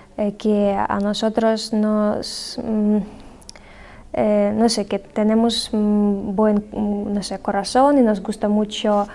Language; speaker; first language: Spanish; non-native, learner; Belarusian